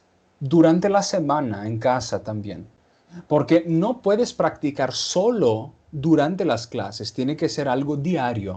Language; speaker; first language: Spanish; non-native, fluent; Portuguese